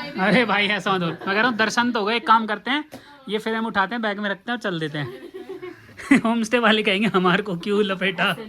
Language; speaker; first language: Hindi; native; Hindi